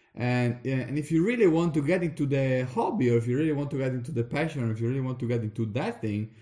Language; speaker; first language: English; non-native, fluent; Italian